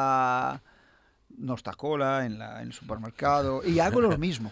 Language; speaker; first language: Spanish; non-native, fluent; Italian